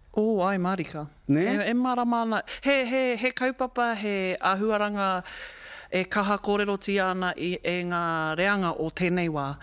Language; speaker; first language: Māori; non-native, local second language; English